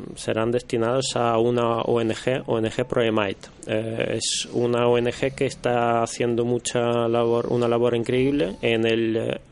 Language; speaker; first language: Spanish; non-native, fluent; Russian